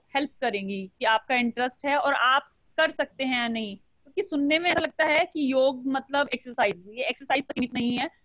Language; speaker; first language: Hindi; native; Hindi